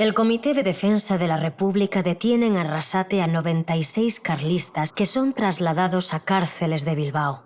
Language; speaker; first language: Spanish; native; Spanish